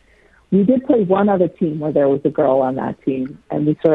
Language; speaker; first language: English; native; English